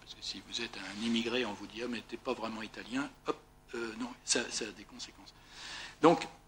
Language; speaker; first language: French; native; French